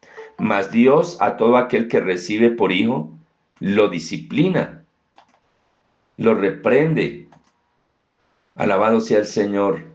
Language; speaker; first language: Spanish; native; Spanish